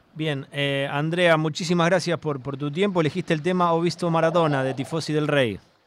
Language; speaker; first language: Spanish; native; Spanish